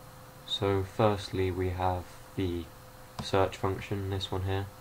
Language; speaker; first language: English; native; English